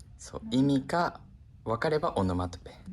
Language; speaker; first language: Japanese; native; Japanese